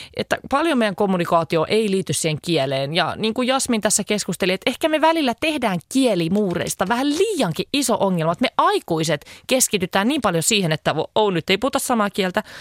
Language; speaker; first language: Finnish; native; Finnish